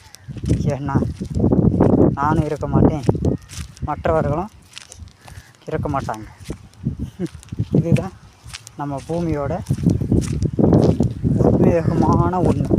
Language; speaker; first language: Tamil; native; Tamil